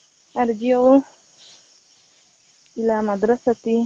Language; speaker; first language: Arabic; non-native, learner; Bangla